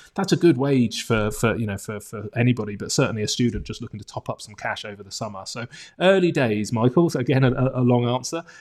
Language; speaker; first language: English; native; English